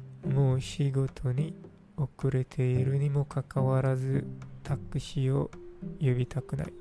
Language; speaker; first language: Japanese; non-native, learner; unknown